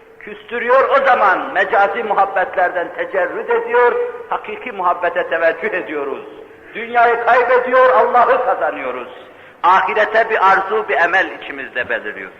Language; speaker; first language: Turkish; native; Turkish